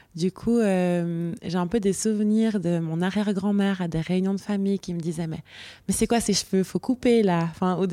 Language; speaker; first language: French; native; French